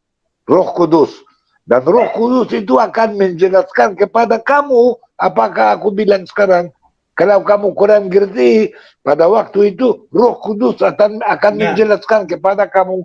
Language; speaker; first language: Indonesian; non-native, fluent; Hebrew